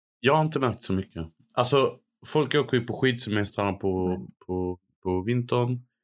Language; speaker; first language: Swedish; non-native, fluent; Arabic